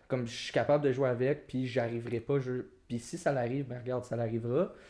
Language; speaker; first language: French; native; French